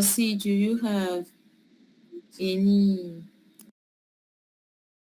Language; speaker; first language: English; non-native, learner; French